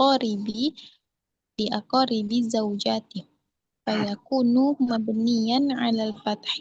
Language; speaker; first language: Arabic; non-native, learner; Indonesian